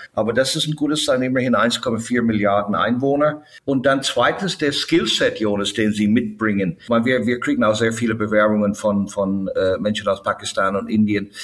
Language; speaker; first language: German; non-native, fluent; English